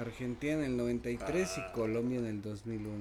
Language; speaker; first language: Spanish; native; Spanish